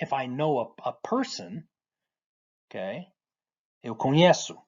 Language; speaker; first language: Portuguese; non-native, fluent; English